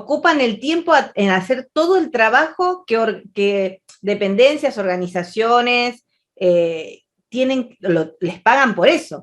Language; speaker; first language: Spanish; native; Spanish